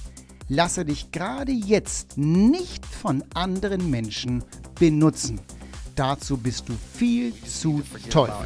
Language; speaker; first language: German; native; German